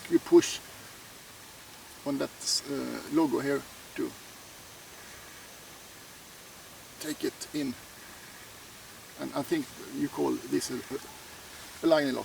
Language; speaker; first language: English; non-native, fluent; Swedish